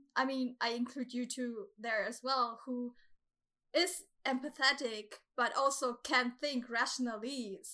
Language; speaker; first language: English; non-native, fluent; German